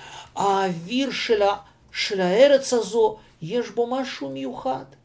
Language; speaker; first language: Hebrew; non-native, fluent; Russian